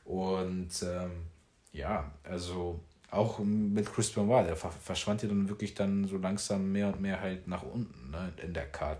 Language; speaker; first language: German; native; German